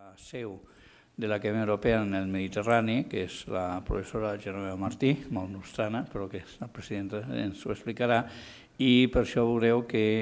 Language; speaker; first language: Catalan; native; Catalan